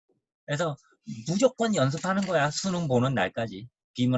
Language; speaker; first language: Korean; native; Korean